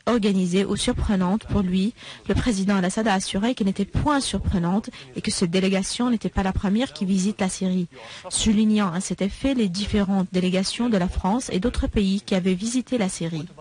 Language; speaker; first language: French; non-native, fluent; Arabic